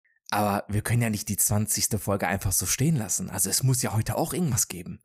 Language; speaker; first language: German; native; German